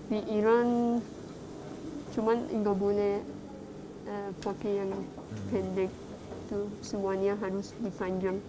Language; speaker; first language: Indonesian; non-native, fluent; Persian